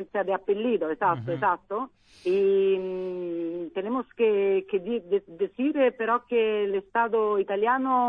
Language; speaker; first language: Spanish; non-native, learner; Italian